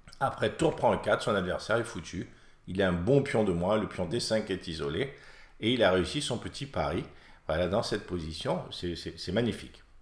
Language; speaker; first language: French; native; French